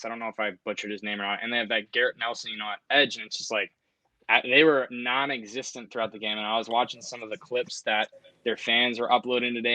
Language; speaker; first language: English; native; English